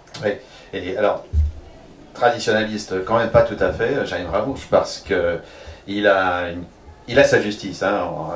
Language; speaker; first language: French; native; French